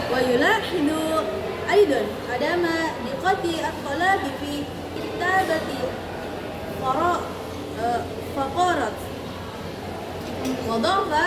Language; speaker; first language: Arabic; non-native, learner; Indonesian